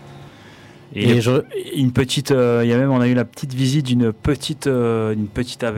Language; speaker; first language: French; native; French